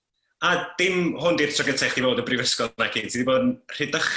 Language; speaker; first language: Welsh; native; Welsh